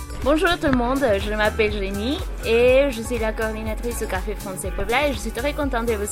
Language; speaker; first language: French; non-native, fluent; Spanish